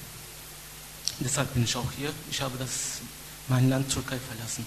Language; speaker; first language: German; non-native, fluent; Turkish